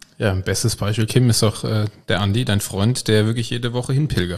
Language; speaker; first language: German; native; German